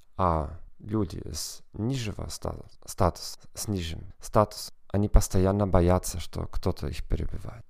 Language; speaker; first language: Russian; non-native, fluent; German